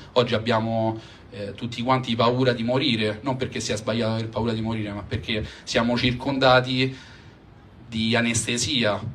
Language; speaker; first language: Italian; native; Italian